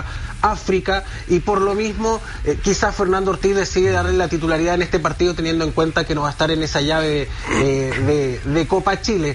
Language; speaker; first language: Spanish; native; Spanish